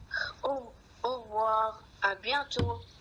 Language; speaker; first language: French; early bilingual, heritage; French